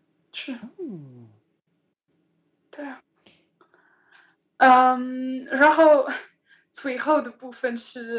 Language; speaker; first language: Chinese; non-native, learner; French